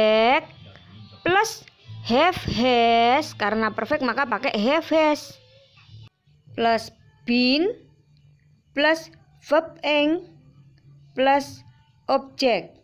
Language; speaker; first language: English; non-native, fluent; Indonesian